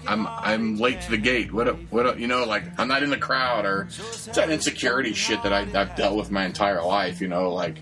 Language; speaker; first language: English; native; English